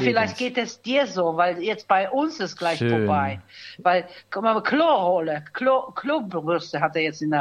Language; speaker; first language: German; native; German